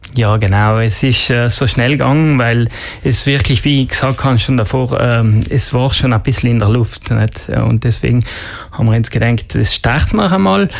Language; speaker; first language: German; non-native, local second language; Ladin